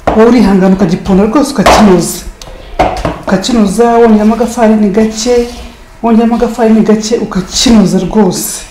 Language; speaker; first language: Kinyarwanda; native; Kinyarwanda